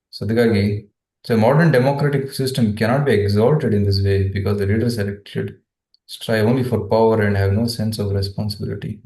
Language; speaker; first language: English; non-native, local second language; Kannada